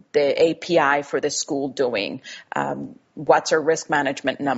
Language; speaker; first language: English; non-native, fluent; Spanish